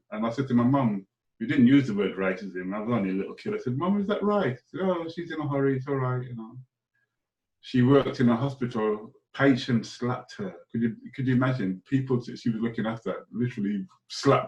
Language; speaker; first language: English; native; English